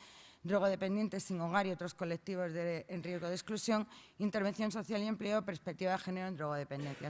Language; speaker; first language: Spanish; native; Spanish